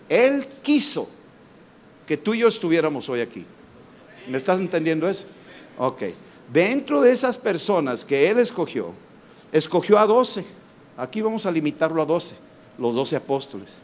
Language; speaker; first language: Spanish; native; Spanish